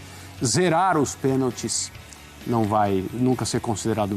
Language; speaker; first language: Portuguese; native; Portuguese